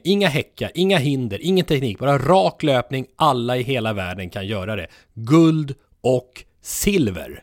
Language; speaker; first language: Swedish; native; Swedish